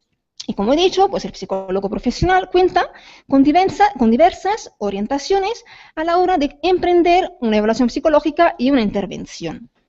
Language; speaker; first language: Spanish; native; Spanish